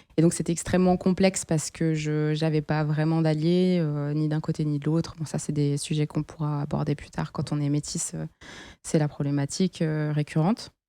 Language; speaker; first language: French; native; French